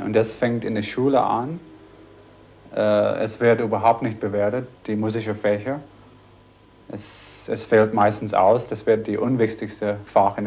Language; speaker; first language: German; non-native, fluent; English